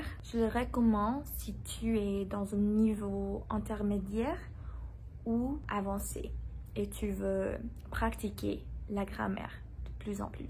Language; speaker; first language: French; non-native, learner; English